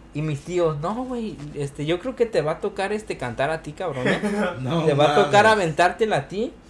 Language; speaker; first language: Spanish; native; Spanish